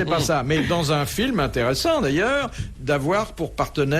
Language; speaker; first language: French; native; French